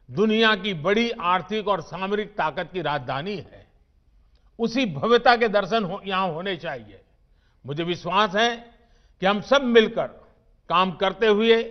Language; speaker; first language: Hindi; non-native, local second language; Gujarati